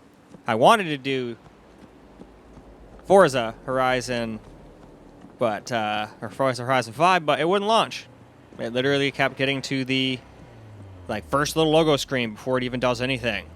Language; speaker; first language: English; native; English